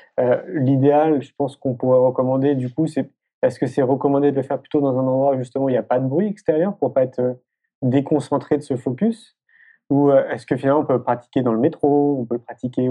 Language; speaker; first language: French; native; French